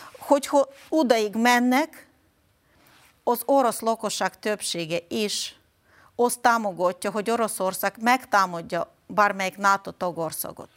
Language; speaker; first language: Hungarian; non-native, fluent; Ukrainian